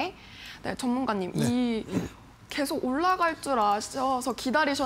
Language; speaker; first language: Korean; native; Korean